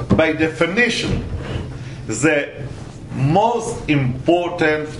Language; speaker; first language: English; non-native, fluent; Hebrew